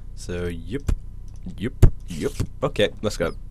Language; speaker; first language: English; native; English